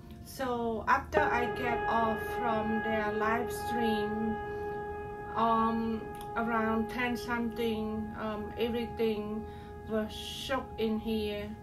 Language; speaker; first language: English; non-native, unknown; Khmer